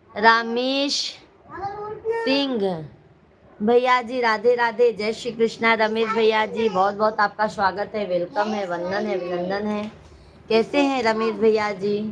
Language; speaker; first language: Hindi; native; Hindi